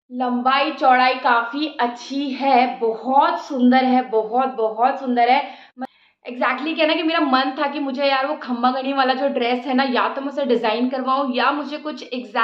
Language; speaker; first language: Hindi; native; Hindi